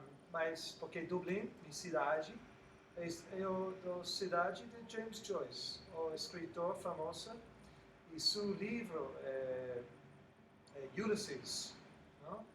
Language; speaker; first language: Portuguese; non-native, learner; English